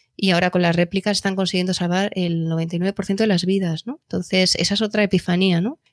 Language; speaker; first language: Spanish; native; Spanish